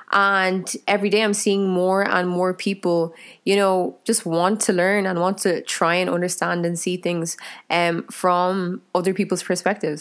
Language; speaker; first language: English; native; English